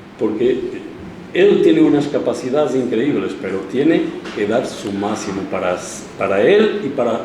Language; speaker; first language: Spanish; non-native, fluent; Portuguese